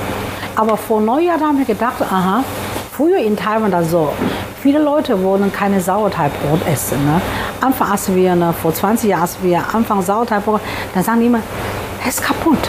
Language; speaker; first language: German; non-native, fluent; Chinese